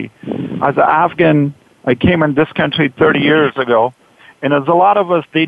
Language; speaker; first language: English; non-native, fluent; Persian